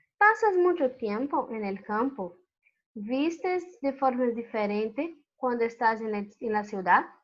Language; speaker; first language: Spanish; non-native, fluent; Portuguese